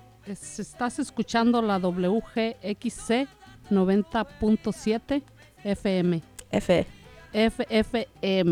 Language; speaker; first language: Spanish; native; Spanish